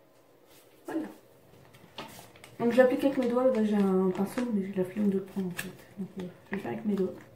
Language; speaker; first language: French; native; French